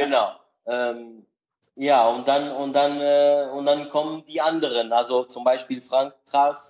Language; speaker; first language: German; non-native, learner; Portuguese